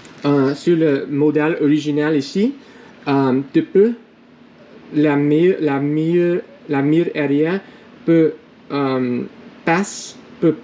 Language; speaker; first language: French; non-native, learner; English